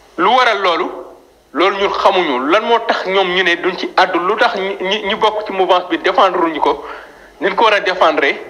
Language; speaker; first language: Wolof; native; Wolof